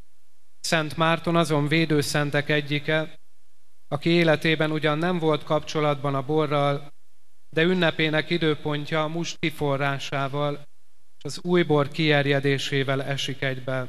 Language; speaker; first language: Hungarian; native; Hungarian